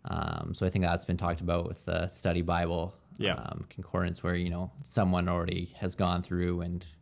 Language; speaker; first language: English; native; English